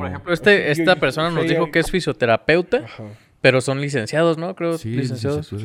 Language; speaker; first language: Spanish; native; Spanish